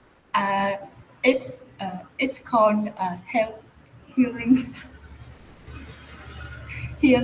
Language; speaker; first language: English; non-native, learner; Vietnamese